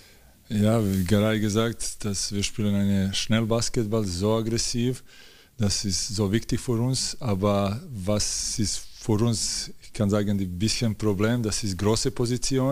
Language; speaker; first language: German; non-native, learner; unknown